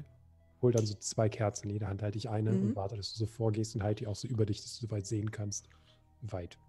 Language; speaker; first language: German; native; German